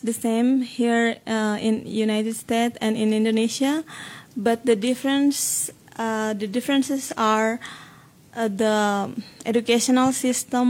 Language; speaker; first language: English; non-native, fluent; Indonesian